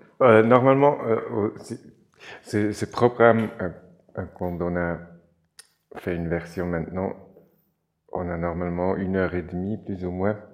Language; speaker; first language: French; non-native, local second language; German